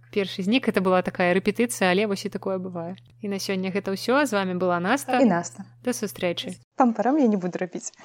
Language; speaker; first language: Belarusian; non-native, local second language; Russian